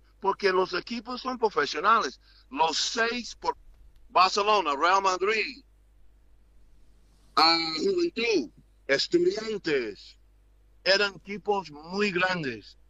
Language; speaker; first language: Spanish; non-native, learner; English